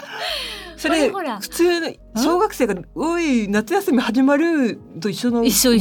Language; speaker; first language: Japanese; native; Japanese